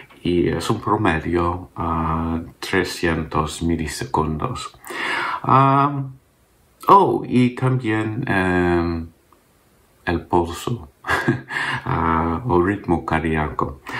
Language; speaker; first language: Spanish; non-native, learner; English